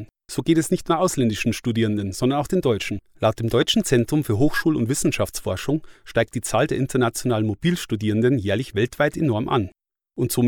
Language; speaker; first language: German; native; German